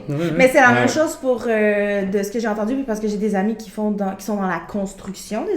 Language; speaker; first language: French; native; French